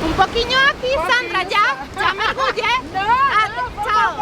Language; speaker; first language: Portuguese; non-native, learner; Spanish